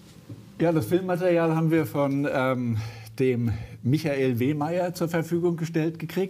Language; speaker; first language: German; native; German